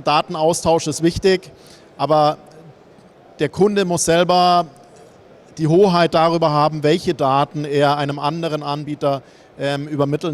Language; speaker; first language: German; native; German